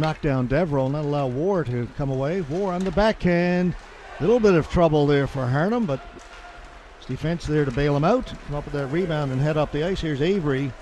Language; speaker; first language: English; native; English